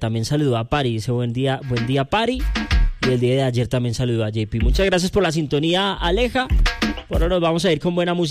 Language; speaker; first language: Spanish; native; Spanish